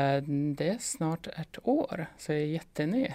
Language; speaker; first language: Swedish; non-native, fluent; Polish